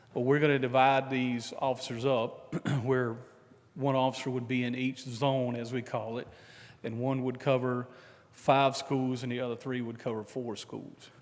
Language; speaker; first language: English; native; English